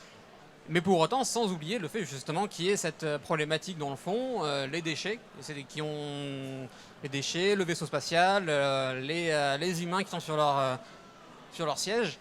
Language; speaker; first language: French; native; French